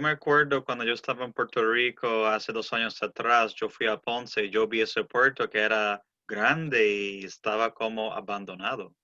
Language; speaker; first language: Spanish; early bilingual, heritage; Spanish